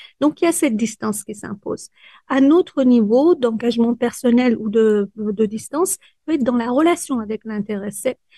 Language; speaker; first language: French; early bilingual, other home language; Persian